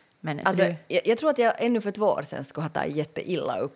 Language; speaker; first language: Swedish; native; Swedish